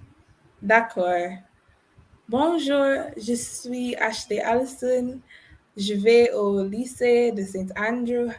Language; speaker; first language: French; non-native, learner; English